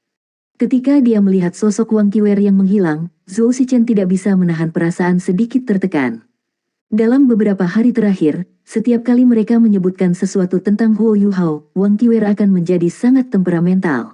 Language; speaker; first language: Indonesian; native; Indonesian